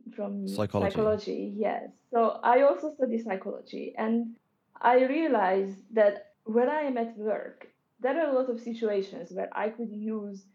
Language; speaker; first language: English; non-native, fluent; Hungarian